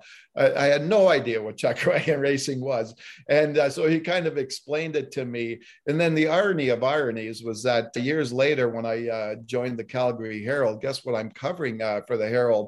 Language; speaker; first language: English; early bilingual, other home language; Italian